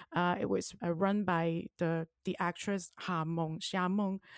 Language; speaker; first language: English; non-native, local second language; Cantonese